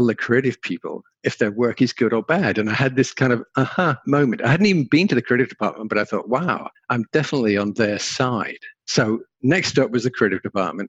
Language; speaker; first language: English; native; English